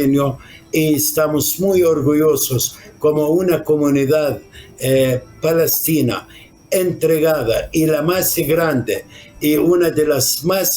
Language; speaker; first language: Spanish; non-native, fluent; Arabic